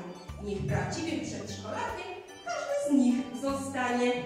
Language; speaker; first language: Polish; native; Polish